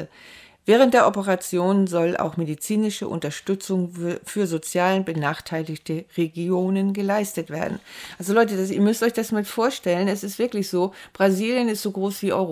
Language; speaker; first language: German; native; German